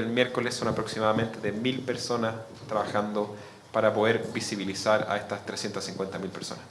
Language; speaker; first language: Spanish; native; Spanish